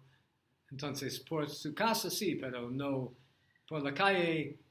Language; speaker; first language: Spanish; non-native, learner; English